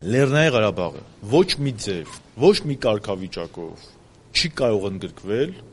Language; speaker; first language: Armenian; native; Armenian